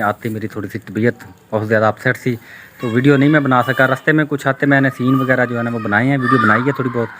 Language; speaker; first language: Urdu; non-native, local second language; Punjabi